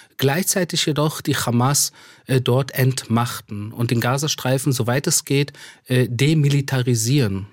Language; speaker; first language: German; early bilingual, other home language; Persian